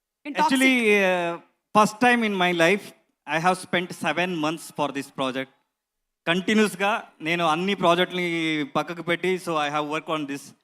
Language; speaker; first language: Telugu; non-native, learner; Kannada